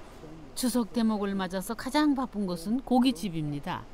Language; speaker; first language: Korean; native; Korean